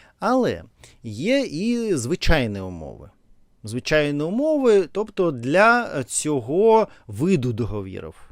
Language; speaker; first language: Ukrainian; non-native, learner; Russian